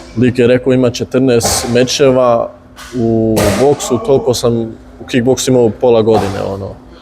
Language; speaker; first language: Bosnian; early bilingual, heritage; Bosnian